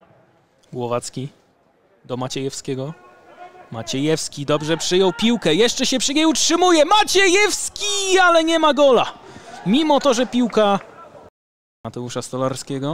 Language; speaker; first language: Polish; native; Polish